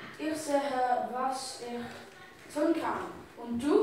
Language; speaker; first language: German; non-native, learner; English